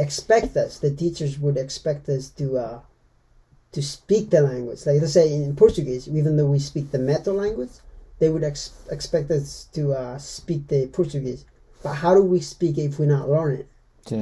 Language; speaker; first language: English; non-native, fluent; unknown